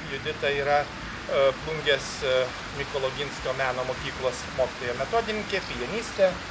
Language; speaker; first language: Lithuanian; native; Lithuanian